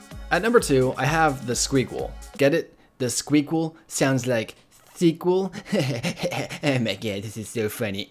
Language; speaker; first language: English; native; English